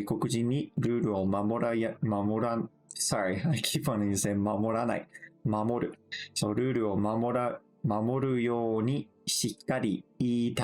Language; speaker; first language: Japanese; non-native, fluent; English